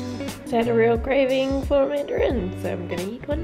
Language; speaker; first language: English; native; English